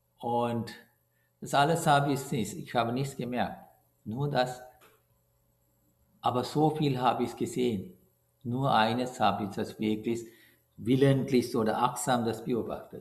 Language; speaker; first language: German; non-native, learner; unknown